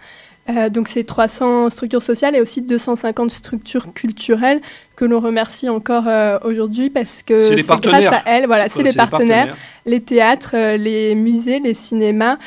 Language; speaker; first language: French; native; French